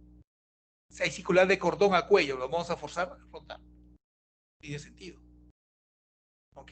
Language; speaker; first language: Spanish; native; Spanish